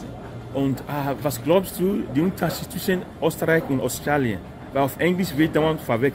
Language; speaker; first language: German; non-native, learner; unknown